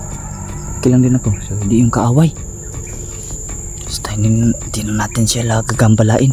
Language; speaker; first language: Filipino; non-native, local second language; Cebuano